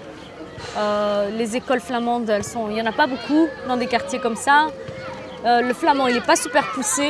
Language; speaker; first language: French; early bilingual, other home language; Arabic